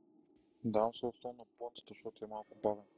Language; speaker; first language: Bulgarian; native; Bulgarian